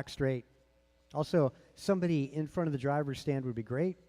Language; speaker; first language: English; native; English